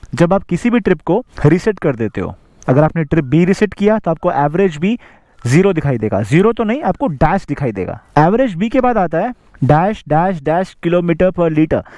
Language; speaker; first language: Hindi; native; Hindi